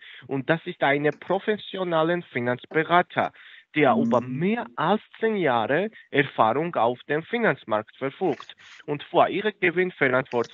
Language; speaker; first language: German; non-native, fluent; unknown